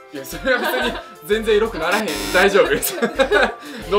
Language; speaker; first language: Japanese; early bilingual, other home language; Russian